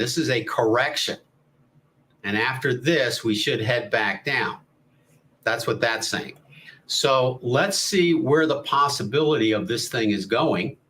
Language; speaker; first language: English; native; English